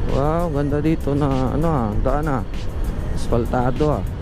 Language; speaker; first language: Filipino; non-native, local second language; Aklanon